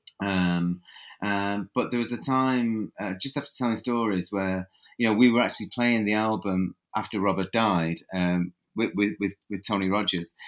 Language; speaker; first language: English; native; English